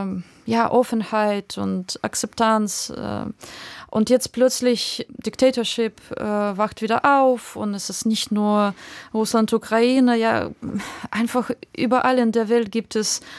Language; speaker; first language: German; non-native, fluent; Russian